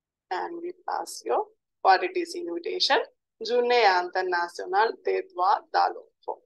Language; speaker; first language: English; non-native, local second language; Telugu